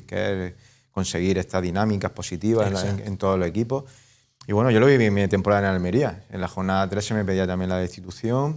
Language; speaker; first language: Spanish; native; Spanish